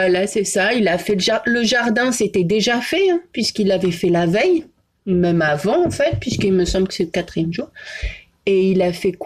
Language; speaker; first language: French; native; French